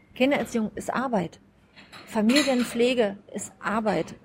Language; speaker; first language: German; native; German